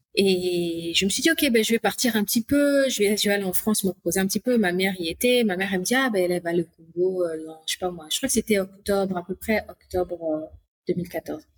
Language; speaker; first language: French; native; French